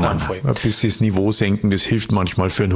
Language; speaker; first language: German; native; German